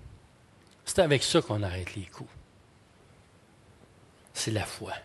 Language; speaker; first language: French; native; French